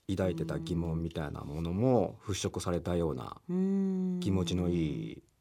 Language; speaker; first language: Japanese; native; Japanese